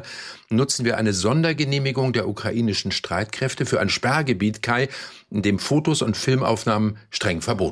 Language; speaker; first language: German; native; German